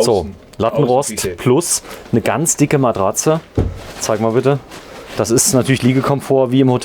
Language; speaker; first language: German; native; German